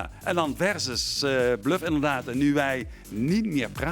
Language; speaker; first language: Dutch; native; Dutch